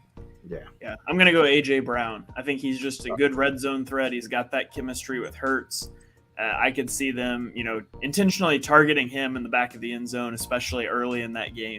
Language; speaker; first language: English; native; English